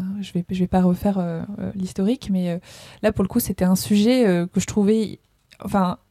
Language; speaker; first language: French; native; French